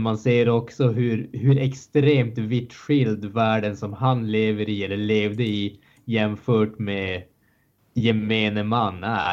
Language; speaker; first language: Swedish; native; Swedish